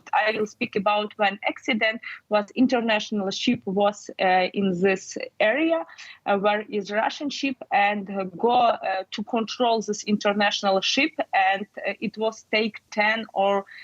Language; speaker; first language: English; non-native, learner; Ukrainian